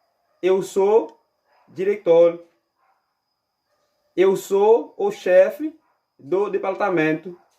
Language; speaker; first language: Portuguese; non-native, fluent; Haitian Creole